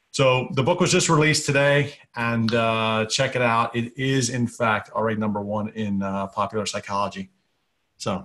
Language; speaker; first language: English; native; English